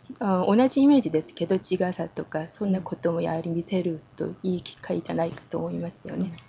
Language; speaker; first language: Japanese; non-native, fluent; Korean